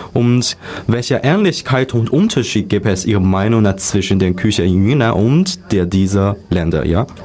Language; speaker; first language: German; non-native, learner; Chinese